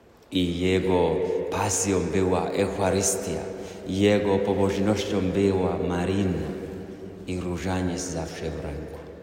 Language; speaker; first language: Polish; non-native, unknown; Amharic